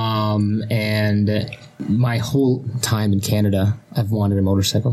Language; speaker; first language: English; non-native, fluent; Russian